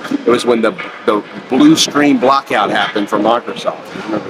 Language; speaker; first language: English; native; English